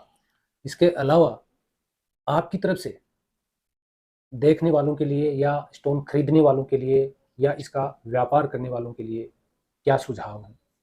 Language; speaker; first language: Hindi; native; Hindi